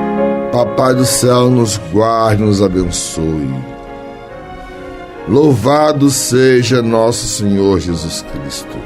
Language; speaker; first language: Portuguese; native; Portuguese